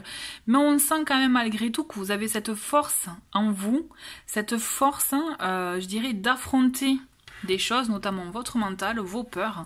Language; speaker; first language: French; native; French